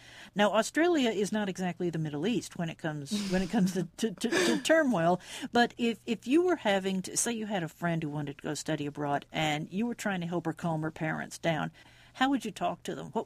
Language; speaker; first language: English; native; English